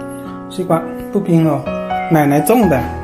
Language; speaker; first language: Chinese; native; Chinese